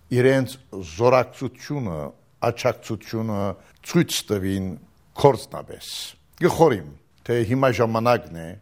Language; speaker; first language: Armenian; native; Armenian